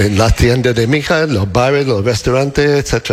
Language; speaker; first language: Spanish; non-native, learner; English